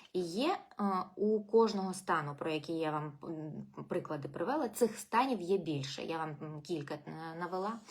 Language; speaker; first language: Ukrainian; non-native, local second language; Russian